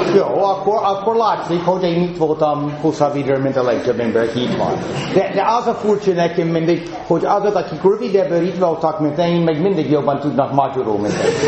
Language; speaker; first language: Hungarian; non-native, fluent; English